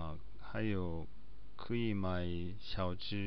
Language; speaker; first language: Chinese; non-native, learner; Japanese